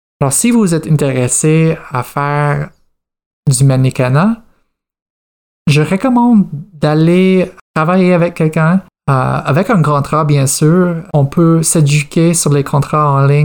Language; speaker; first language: French; non-native, fluent; English